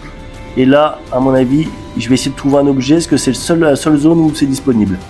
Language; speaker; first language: French; native; French